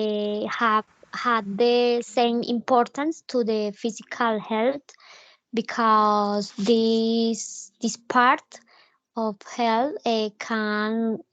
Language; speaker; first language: English; non-native, learner; Spanish